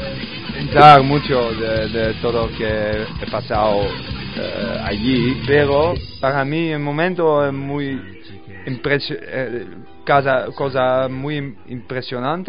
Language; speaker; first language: Spanish; non-native, learner; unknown